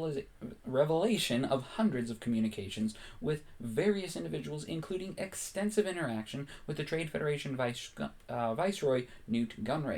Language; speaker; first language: English; native; English